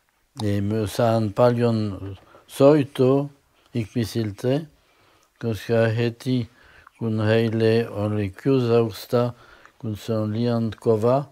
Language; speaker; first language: Finnish; non-native, fluent; French